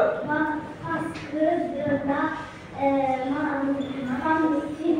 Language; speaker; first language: French; non-native, learner; Arabic